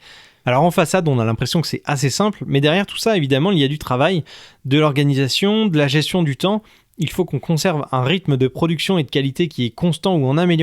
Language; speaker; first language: French; native; French